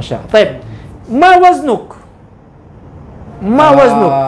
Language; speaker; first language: Arabic; non-native, fluent; Indonesian